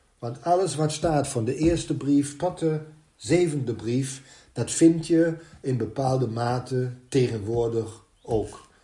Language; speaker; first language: Dutch; non-native, fluent; German